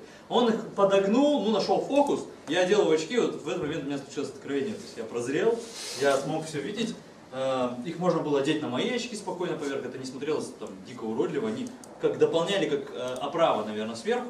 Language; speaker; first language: Russian; native; Russian